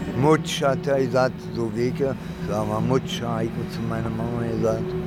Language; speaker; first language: German; early bilingual, other home language; Italian